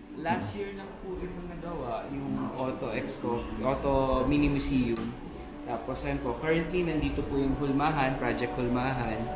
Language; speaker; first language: Filipino; native; Filipino